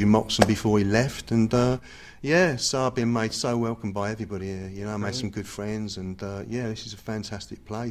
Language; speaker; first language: English; native; English